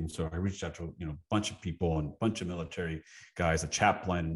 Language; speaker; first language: English; native; English